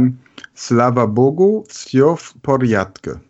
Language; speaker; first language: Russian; non-native, learner; German